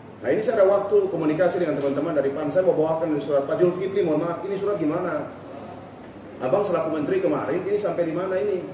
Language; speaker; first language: Indonesian; native; Indonesian